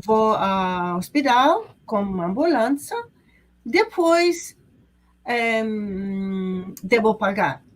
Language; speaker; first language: Portuguese; non-native, learner; English